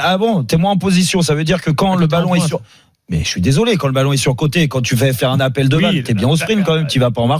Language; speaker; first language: French; native; French